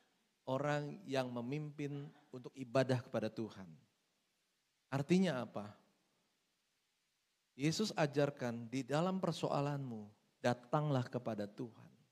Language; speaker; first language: Indonesian; native; Indonesian